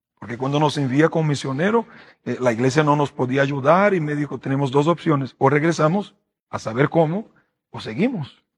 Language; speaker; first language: Spanish; non-native, fluent; Portuguese